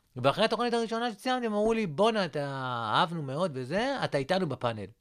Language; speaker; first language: Hebrew; native; Hebrew